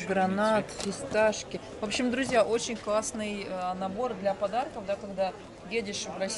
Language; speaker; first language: Russian; native; Russian